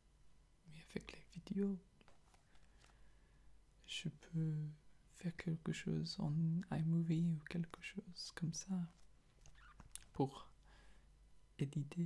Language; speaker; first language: French; non-native, fluent; English